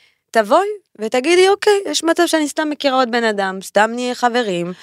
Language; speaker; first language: Hebrew; non-native, fluent; French